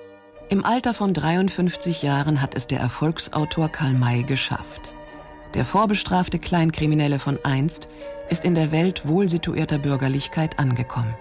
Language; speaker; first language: German; native; German